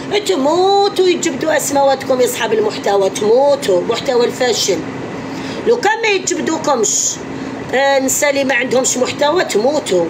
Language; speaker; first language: Arabic; native; Arabic